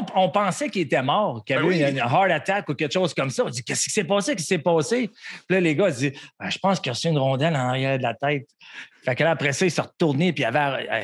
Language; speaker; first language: French; native; French